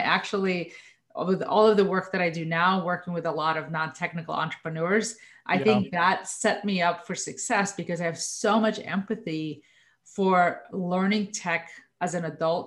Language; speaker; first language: English; non-native, fluent; Russian